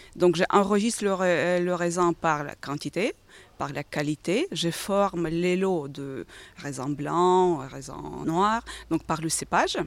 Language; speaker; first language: French; non-native, fluent; Ukrainian